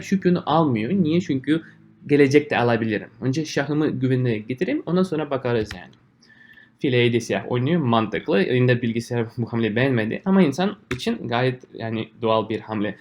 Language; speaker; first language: Turkish; non-native, fluent; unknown